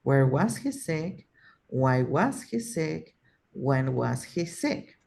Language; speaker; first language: English; non-native, fluent; Spanish